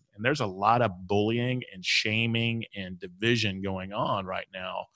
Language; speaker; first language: English; native; English